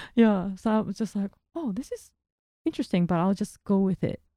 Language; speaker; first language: English; non-native, fluent; Japanese